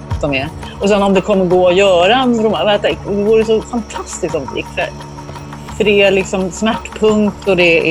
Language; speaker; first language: Swedish; native; Swedish